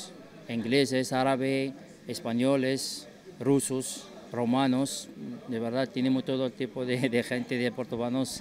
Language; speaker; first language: Spanish; non-native, fluent; Arabic